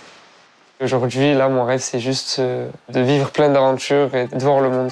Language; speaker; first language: French; native; French